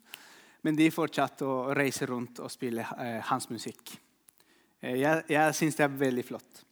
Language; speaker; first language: Norwegian; non-native, fluent; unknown